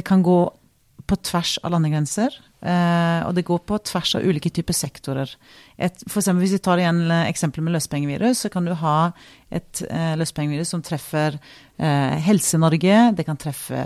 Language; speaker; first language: Norwegian; native; Norwegian